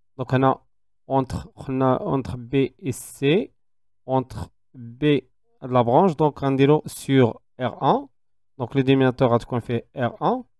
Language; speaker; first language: French; non-native, local second language; Arabic